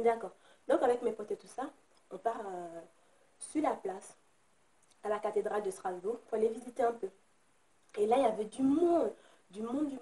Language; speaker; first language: French; native; French